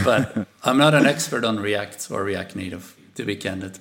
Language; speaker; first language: English; non-native, fluent; Dutch